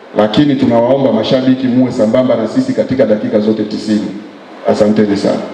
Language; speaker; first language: Swahili; native; Swahili